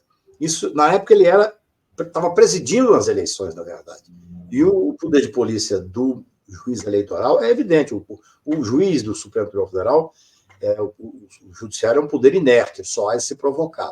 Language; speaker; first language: Portuguese; native; Portuguese